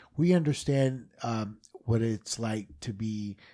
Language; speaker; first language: English; early bilingual, other home language; Spanish